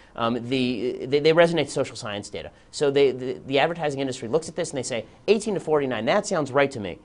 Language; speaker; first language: English; native; English